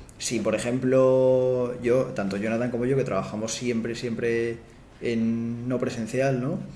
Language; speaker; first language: Spanish; native; Spanish